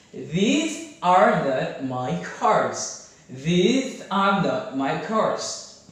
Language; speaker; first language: English; non-native, fluent; Indonesian